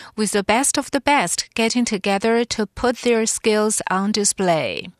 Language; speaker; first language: English; non-native, fluent; Chinese